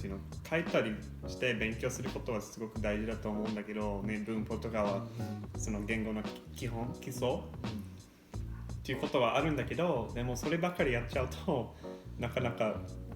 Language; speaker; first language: Japanese; non-native, fluent; English